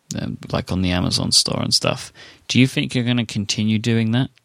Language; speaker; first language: English; native; English